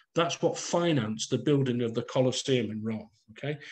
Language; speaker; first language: English; native; English